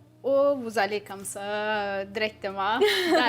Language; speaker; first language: French; non-native, learner; Turkish